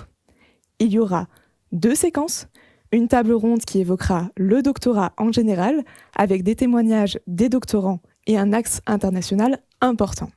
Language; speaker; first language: French; native; French